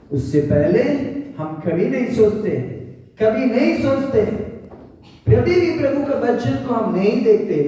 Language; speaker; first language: Hindi; non-native, local second language; Bangla